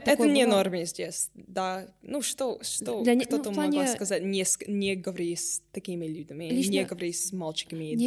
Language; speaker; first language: Russian; non-native, learner; English